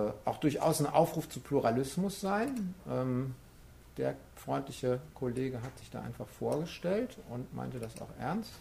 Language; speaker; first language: German; native; German